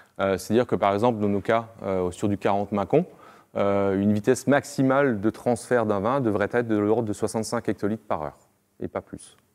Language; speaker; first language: French; native; French